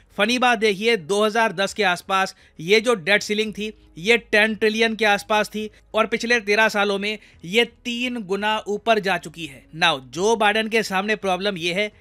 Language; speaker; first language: Hindi; native; Hindi